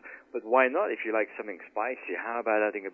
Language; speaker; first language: English; native; English